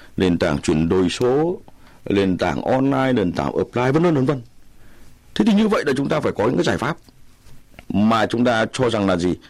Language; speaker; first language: Vietnamese; native; Vietnamese